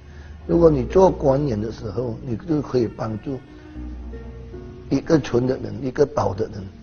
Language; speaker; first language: Chinese; non-native, learner; Hakka Chinese